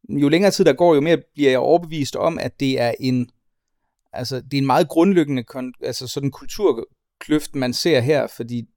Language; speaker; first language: Danish; native; Danish